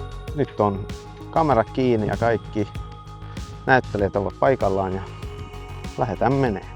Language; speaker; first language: Finnish; non-native, fluent; Swedish